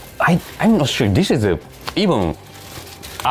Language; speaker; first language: English; non-native, learner; Japanese